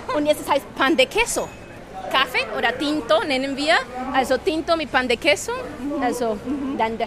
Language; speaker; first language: German; non-native, fluent; Spanish